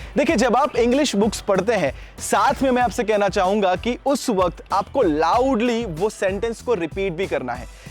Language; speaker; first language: Hindi; non-native, local second language; Gujarati